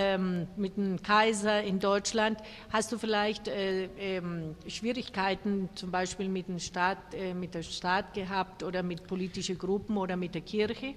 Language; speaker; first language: German; non-native, fluent; Spanish